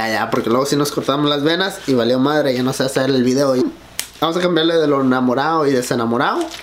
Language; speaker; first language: Spanish; early bilingual, heritage; Spanish